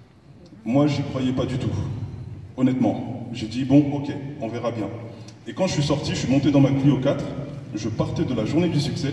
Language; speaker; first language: French; native; French